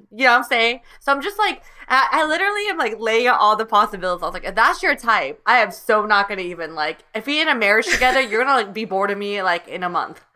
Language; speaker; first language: English; native; English